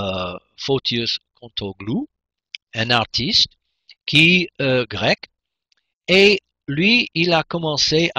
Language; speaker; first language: French; non-native, fluent; English